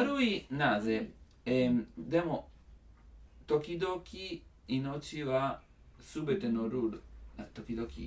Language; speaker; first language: Japanese; non-native, learner; Italian